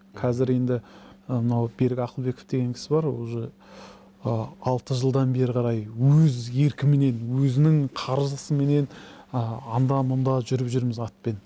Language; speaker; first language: Kazakh; early bilingual, heritage; Kazakh